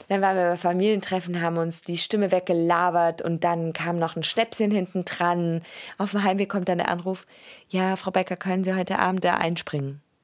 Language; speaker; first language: German; native; German